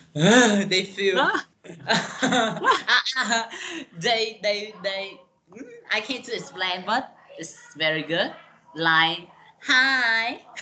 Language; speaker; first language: English; non-native, learner; Vietnamese